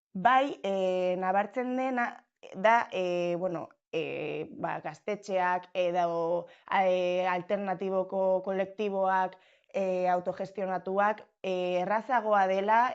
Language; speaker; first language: Basque; non-native, local second language; Spanish